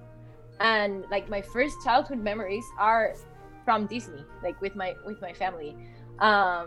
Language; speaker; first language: English; non-native, fluent; Spanish